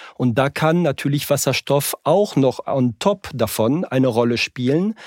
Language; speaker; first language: German; non-native, fluent; French